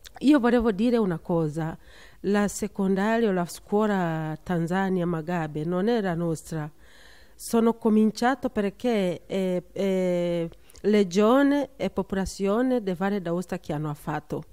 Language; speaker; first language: Italian; non-native, learner; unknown